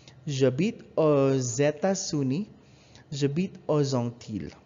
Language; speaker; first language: French; non-native, learner; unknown